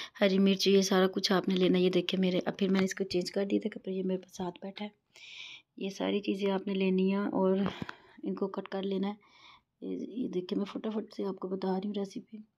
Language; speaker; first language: Urdu; non-native, local second language; Punjabi